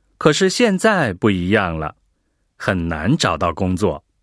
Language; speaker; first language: Chinese; native; Chinese